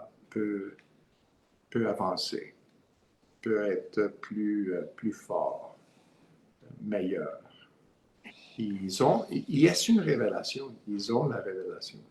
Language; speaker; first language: French; non-native, learner; English